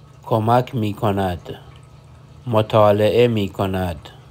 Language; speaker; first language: Persian; non-native, fluent; Urdu